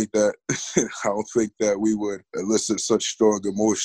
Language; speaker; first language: English; native; English